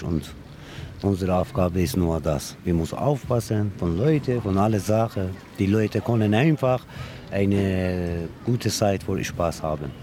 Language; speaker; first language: German; non-native, learner; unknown